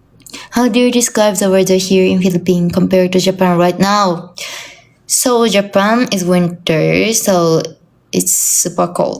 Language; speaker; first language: English; non-native, learner; Japanese